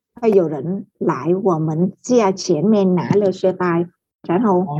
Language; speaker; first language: Chinese; non-native, fluent; Vietnamese